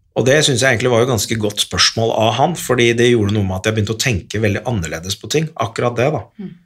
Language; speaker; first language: Norwegian; early bilingual, other home language; Arabic